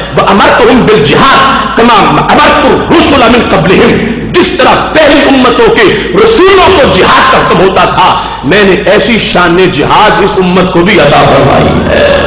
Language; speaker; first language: Urdu; non-native, local second language; Punjabi